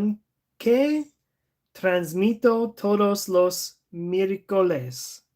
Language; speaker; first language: Spanish; non-native, learner; English